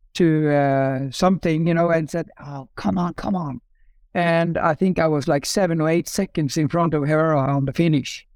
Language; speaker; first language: English; non-native, fluent; Norwegian